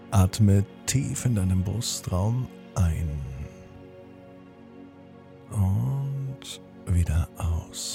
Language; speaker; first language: German; native; German